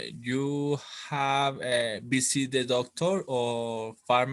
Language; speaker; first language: English; non-native, learner; Spanish